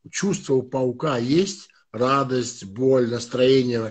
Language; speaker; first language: Russian; non-native, fluent; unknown